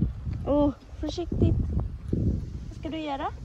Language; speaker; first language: Swedish; non-native, fluent; Cebuano